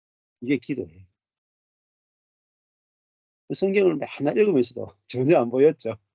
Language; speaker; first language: Korean; native; Korean